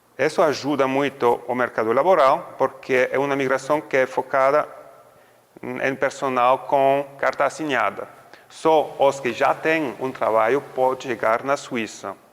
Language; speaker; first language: Portuguese; non-native, fluent; French